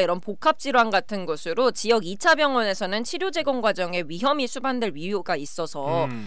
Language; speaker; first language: Korean; native; Korean